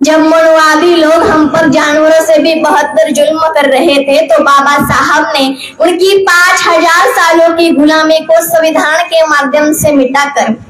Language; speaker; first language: Hindi; non-native, local second language; Marathi